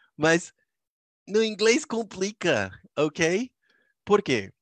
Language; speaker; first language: Portuguese; non-native, fluent; English